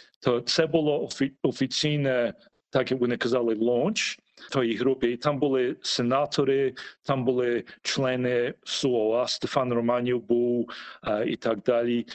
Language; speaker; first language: Ukrainian; early bilingual, heritage; Ukrainian